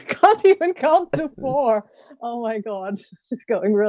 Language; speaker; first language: English; non-native, fluent; German